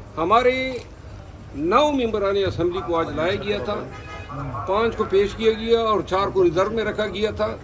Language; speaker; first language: Urdu; non-native, local second language; Pashto